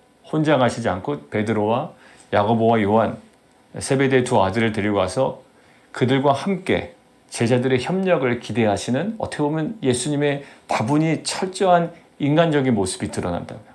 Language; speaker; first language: Korean; native; Korean